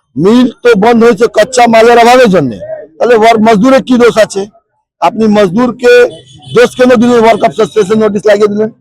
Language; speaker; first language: Bangla; non-native, local second language; Hindi